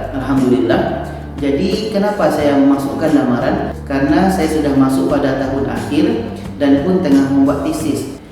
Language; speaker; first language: Indonesian; native; Indonesian